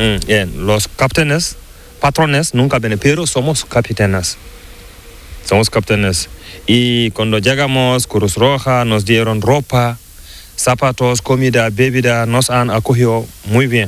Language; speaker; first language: Spanish; non-native, learner; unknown